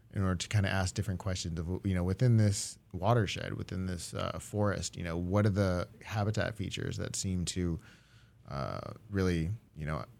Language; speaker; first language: English; early bilingual, other home language; Japanese